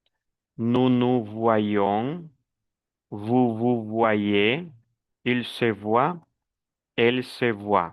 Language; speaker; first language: French; non-native, fluent; Spanish